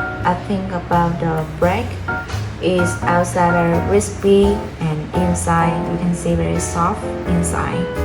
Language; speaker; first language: English; non-native, fluent; Vietnamese